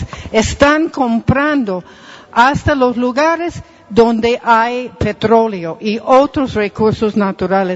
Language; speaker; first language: Spanish; non-native, fluent; English